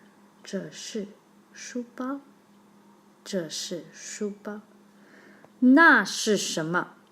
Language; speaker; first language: Chinese; non-native, fluent; English